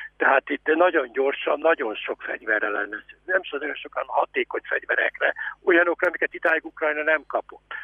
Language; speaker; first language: Hungarian; native; Hungarian